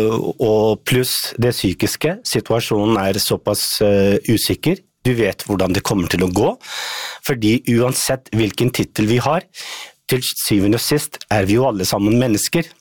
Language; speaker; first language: Norwegian; non-native, fluent; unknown